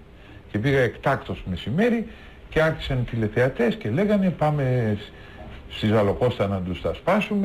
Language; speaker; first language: Greek; native; Greek